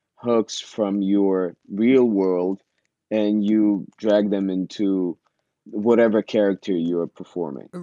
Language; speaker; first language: English; early bilingual, other home language; Russian